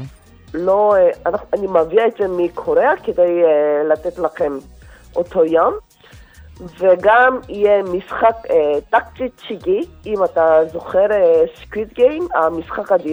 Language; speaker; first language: Hebrew; non-native, fluent; Korean